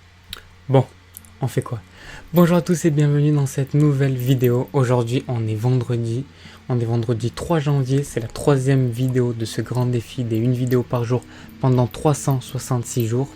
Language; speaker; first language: French; native; French